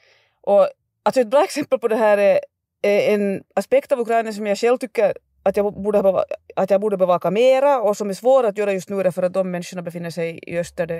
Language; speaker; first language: Swedish; native; Swedish